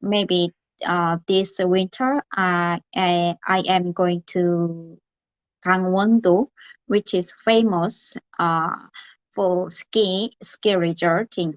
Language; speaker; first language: English; non-native, learner; Korean